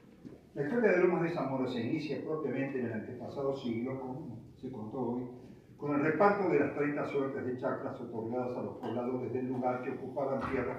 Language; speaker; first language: Spanish; native; Spanish